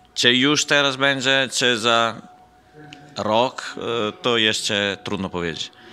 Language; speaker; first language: Polish; non-native, fluent; Italian